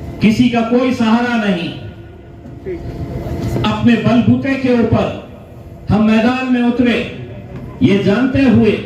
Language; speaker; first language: Urdu; native; Urdu